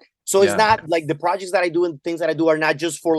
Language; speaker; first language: English; non-native, fluent; Spanish